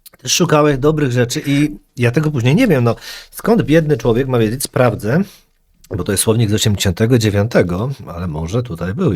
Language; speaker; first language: Polish; native; Polish